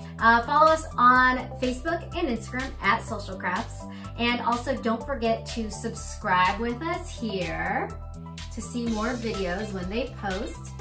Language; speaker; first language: English; native; English